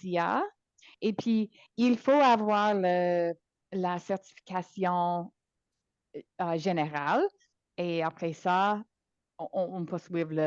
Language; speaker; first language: French; non-native, local second language; English